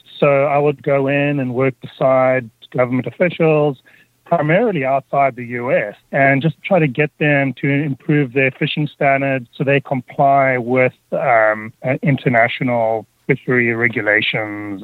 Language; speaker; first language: English; native; English